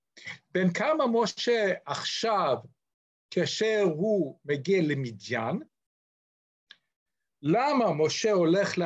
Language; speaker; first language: Hebrew; non-native, fluent; English